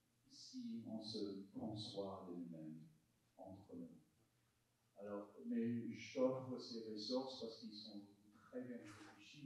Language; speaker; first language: French; non-native, learner; English